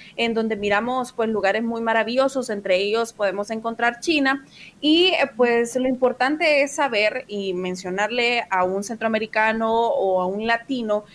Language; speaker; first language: Spanish; native; Spanish